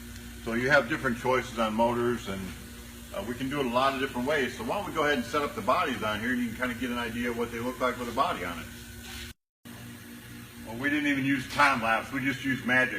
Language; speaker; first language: English; native; English